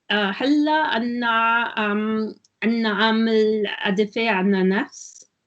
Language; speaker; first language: Arabic; non-native, learner; German